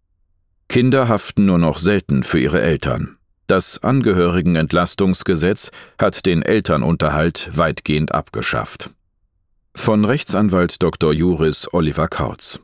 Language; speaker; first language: German; native; German